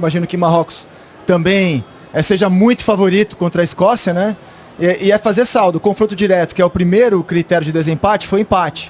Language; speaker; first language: Portuguese; native; Portuguese